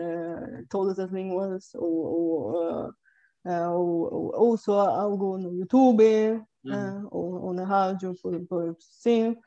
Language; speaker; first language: Portuguese; non-native, fluent; Bulgarian